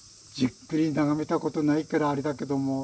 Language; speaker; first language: Japanese; native; Japanese